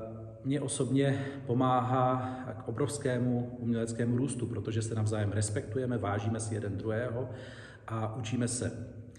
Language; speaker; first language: Czech; native; Czech